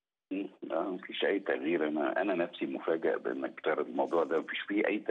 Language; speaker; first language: Arabic; native; Arabic